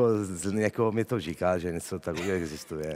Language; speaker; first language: Czech; non-native, fluent; Italian